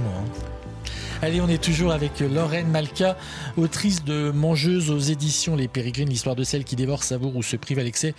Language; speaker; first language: French; native; French